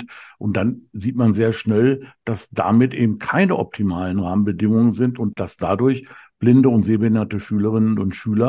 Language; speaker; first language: German; native; German